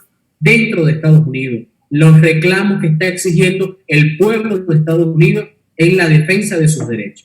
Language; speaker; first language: Spanish; native; Spanish